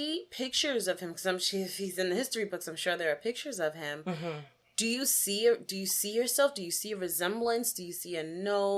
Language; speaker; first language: English; native; English